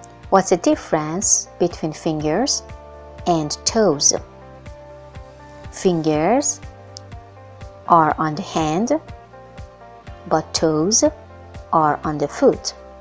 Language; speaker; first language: English; non-native, fluent; Persian